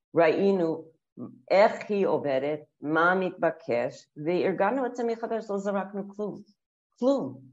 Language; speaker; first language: Hebrew; non-native, fluent; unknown